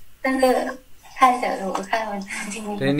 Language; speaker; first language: Chinese; non-native, learner; Vietnamese